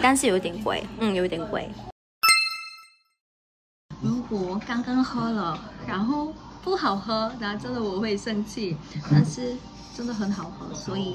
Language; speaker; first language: Chinese; non-native, fluent; Korean